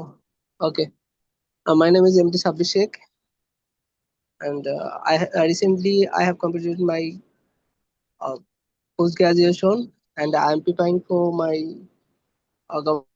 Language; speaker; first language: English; non-native, learner; Bangla